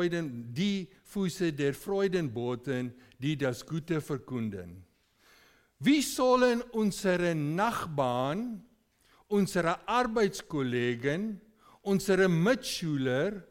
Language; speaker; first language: German; non-native, fluent; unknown